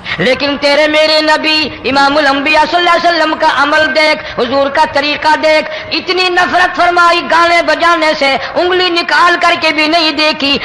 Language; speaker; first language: Urdu; non-native, local second language; Saraiki